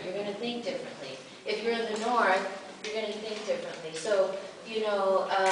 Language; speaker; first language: English; native; English